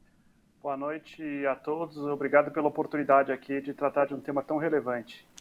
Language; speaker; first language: Portuguese; native; Portuguese